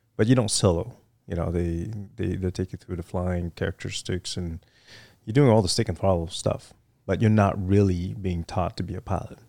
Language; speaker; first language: English; non-native, fluent; French